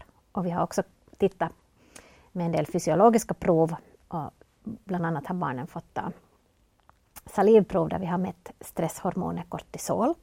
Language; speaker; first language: Swedish; native; Swedish